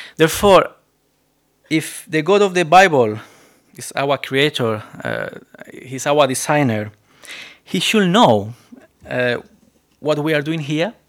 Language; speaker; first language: English; non-native, fluent; Spanish